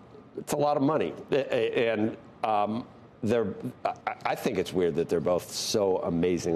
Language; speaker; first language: English; native; English